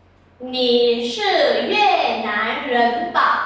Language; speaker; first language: Chinese; non-native, fluent; Vietnamese